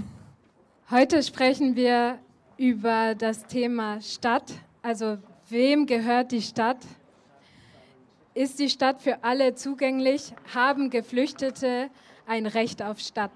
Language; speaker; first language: German; native; German